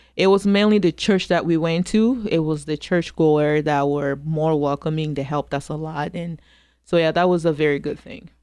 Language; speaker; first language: English; non-native, fluent; French